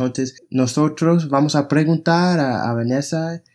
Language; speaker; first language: Spanish; non-native, fluent; English